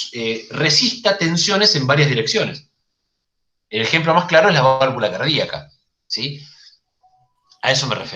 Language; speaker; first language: Spanish; native; Spanish